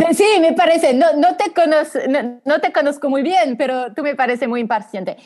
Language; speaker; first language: Spanish; non-native, fluent; French